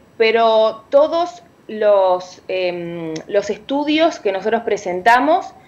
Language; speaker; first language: Spanish; native; Spanish